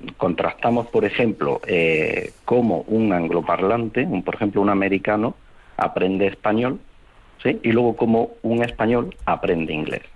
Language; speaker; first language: Spanish; native; Spanish